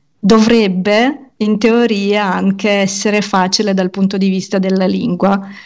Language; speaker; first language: Italian; non-native, fluent; Ukrainian